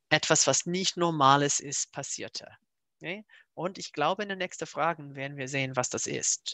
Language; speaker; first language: German; non-native, fluent; English